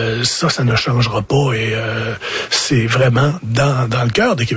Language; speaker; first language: French; native; French